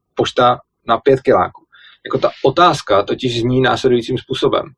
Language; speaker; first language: Czech; native; Czech